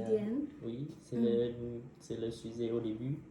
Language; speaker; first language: French; non-native, learner; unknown